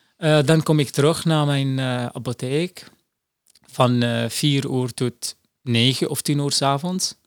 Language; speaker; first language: Dutch; non-native, fluent; Arabic